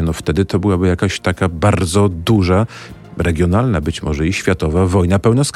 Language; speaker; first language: Polish; native; Polish